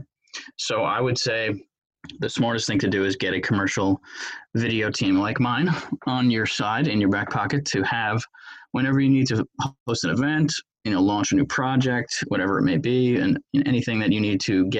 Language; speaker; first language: English; native; English